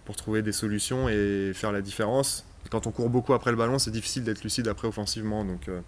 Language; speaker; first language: French; native; French